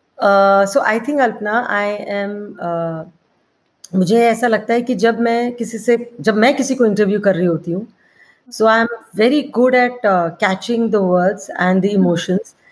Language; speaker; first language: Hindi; non-native, local second language; Marwari